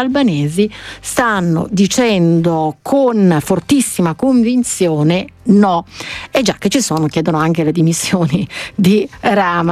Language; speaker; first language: Italian; native; Italian